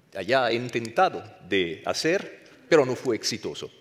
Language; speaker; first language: Spanish; non-native, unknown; Italian